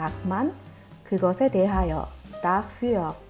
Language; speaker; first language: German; non-native, fluent; Korean